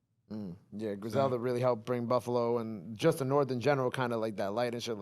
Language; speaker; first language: English; native; English